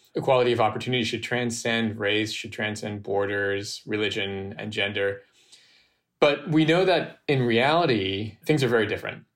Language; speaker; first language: English; native; English